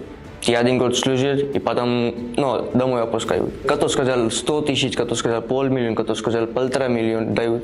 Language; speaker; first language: Russian; non-native, learner; Gujarati